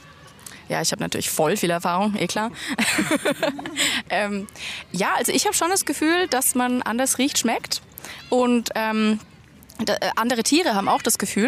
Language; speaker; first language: German; native; German